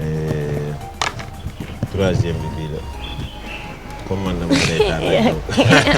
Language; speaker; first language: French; non-native, local second language; Wolof